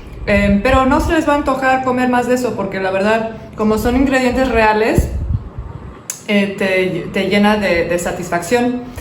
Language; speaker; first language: Spanish; non-native, fluent; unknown